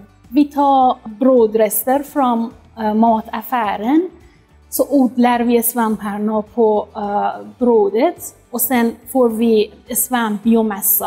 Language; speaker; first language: Swedish; non-native, fluent; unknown